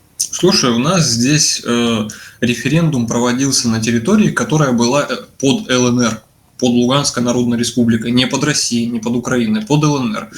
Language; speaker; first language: Russian; native; Russian